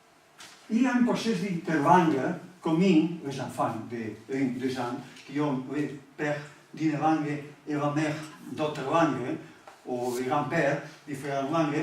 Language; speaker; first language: French; non-native, learner; Catalan